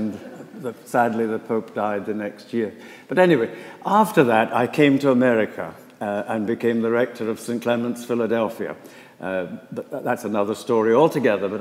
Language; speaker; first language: English; native; English